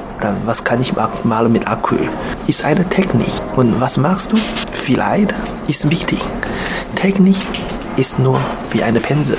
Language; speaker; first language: German; non-native, learner; Chinese